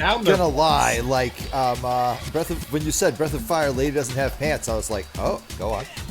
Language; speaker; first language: English; native; English